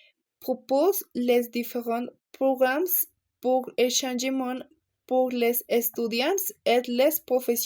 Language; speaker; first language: French; non-native, learner; Spanish